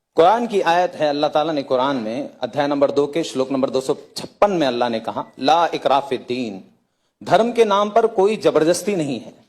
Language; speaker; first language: Hindi; native; Hindi